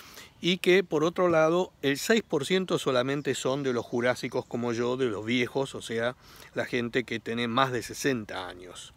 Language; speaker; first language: Spanish; native; Spanish